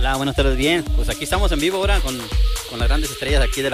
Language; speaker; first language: Spanish; native; Spanish